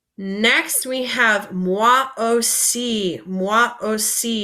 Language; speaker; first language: French; non-native, fluent; English